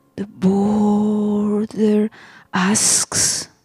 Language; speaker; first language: English; non-native, fluent; Spanish